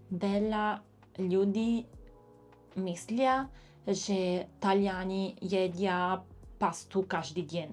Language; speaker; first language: Slovak; non-native, learner; Italian